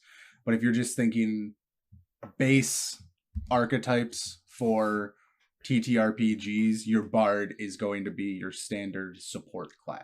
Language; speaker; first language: English; native; English